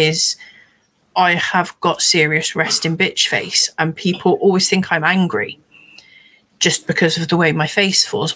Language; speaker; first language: English; native; English